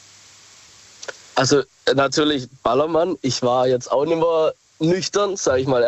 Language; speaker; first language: German; native; German